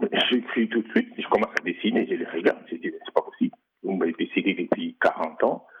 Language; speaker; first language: French; non-native, local second language; Lingala